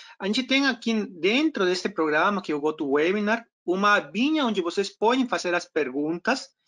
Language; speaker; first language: Portuguese; non-native, fluent; Spanish